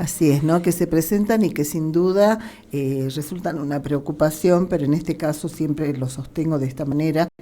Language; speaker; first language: Spanish; native; Spanish